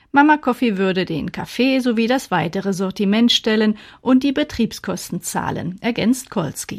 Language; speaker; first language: German; native; German